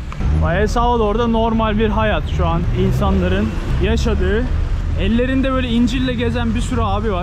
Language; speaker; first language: Turkish; native; Turkish